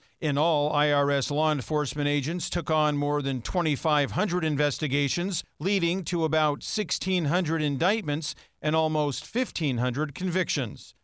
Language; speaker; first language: English; native; English